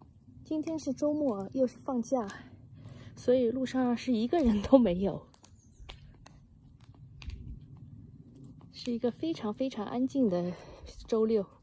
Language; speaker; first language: Chinese; native; Chinese